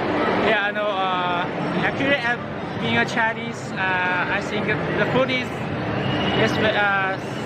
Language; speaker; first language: English; non-native, learner; Chinese